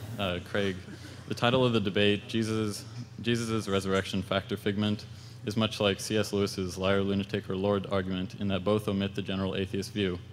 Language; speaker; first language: English; native; English